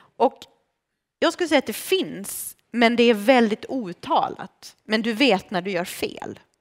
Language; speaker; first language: Swedish; early bilingual, other home language; Romanian